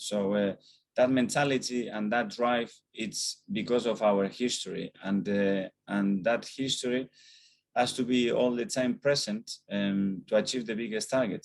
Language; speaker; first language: English; non-native, fluent; Spanish